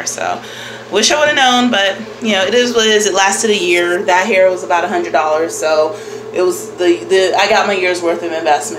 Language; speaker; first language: English; native; English